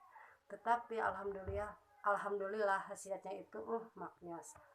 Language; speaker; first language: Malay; non-native, local second language; Sundanese